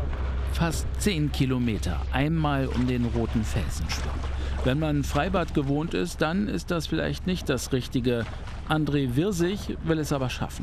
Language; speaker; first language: German; native; German